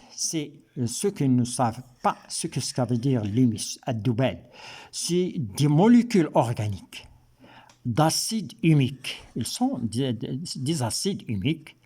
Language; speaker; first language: French; non-native, local second language; Arabic